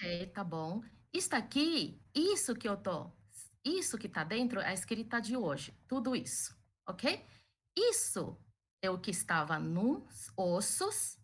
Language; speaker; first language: Portuguese; early bilingual, other home language; Chinese